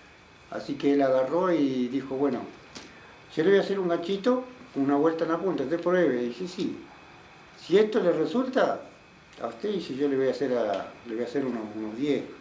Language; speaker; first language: Spanish; native; Spanish